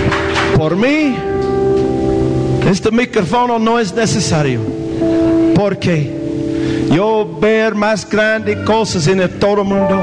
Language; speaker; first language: Spanish; non-native, learner; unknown